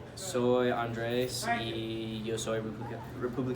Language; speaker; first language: Spanish; non-native, learner; English